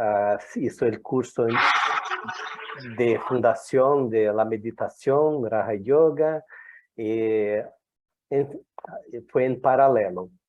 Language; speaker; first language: Spanish; non-native, fluent; Portuguese